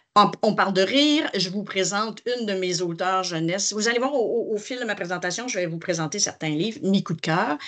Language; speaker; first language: French; native; French